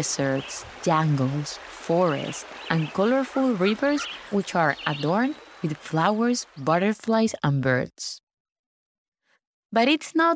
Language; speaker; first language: English; non-native, fluent; Spanish